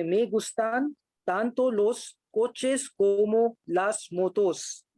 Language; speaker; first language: Spanish; non-native, learner; Hindi